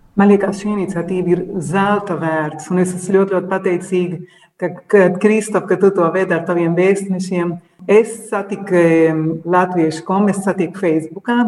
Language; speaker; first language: Latvian; early bilingual, heritage; Latvian